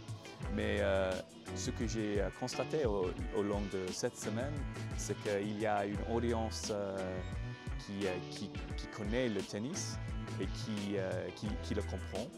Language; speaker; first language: French; non-native, fluent; English